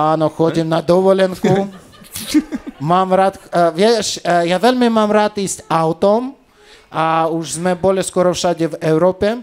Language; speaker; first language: Slovak; non-native, fluent; Russian